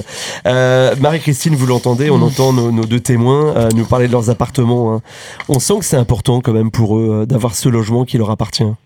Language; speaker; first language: French; native; French